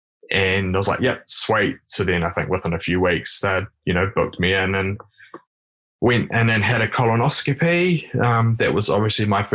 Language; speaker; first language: English; native; English